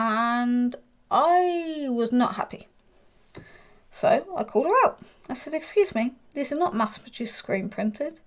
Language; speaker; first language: English; native; English